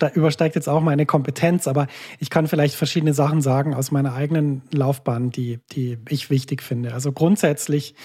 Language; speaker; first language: German; native; German